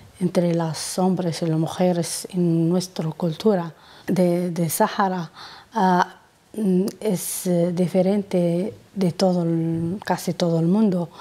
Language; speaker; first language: Spanish; non-native, learner; Arabic